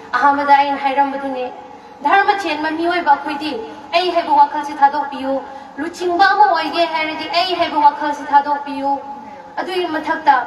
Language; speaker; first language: Manipuri; non-native, local second language; Tangkhul Naga (India)